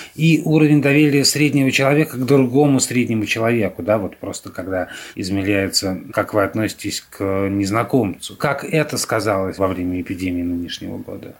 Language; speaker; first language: Russian; native; Russian